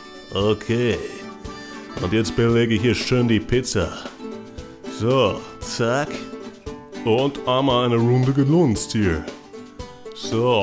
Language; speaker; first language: German; native; German